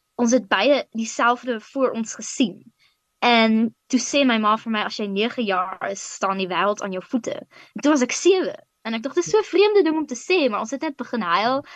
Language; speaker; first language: Dutch; native; Dutch